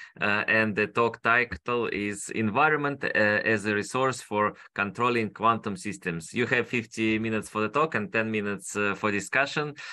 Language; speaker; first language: English; non-native, fluent; Russian